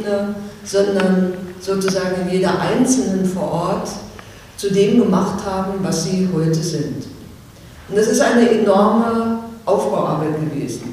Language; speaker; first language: German; native; German